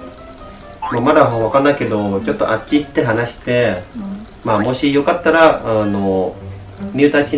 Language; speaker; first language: Japanese; non-native, fluent; Vietnamese